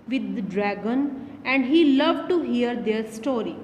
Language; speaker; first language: English; non-native, local second language; Hindi